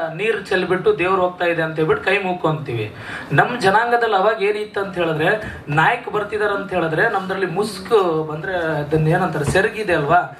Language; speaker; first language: Kannada; non-native, local second language; Lambadi